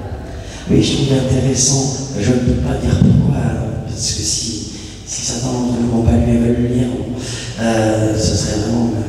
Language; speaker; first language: French; native; French